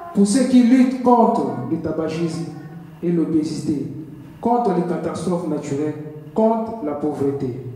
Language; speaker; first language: French; non-native, learner; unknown